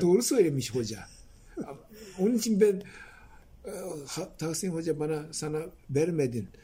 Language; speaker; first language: Turkish; non-native, fluent; Japanese